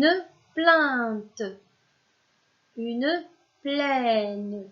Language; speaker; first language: French; non-native, local second language; Arabic